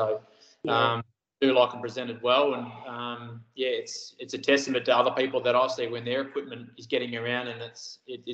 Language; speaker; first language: English; native; English